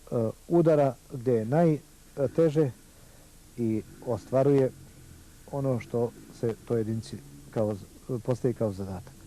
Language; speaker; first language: Bosnian; native; Bosnian